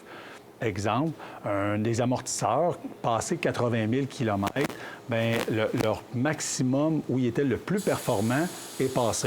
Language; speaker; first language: French; native; French